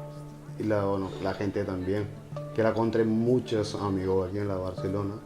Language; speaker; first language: Spanish; non-native, learner; Punjabi